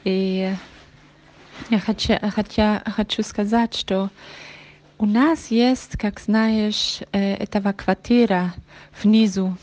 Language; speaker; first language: Russian; non-native, learner; Hebrew